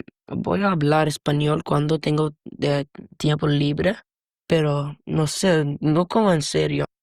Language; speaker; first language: Spanish; non-native, learner; English